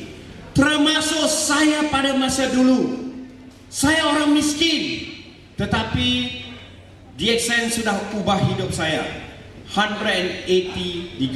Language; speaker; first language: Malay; non-native, local second language; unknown